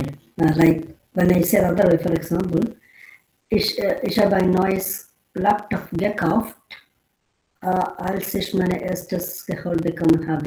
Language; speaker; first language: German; non-native, learner; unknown